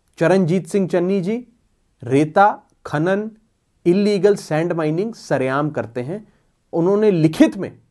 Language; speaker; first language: Hindi; non-native, local second language; Punjabi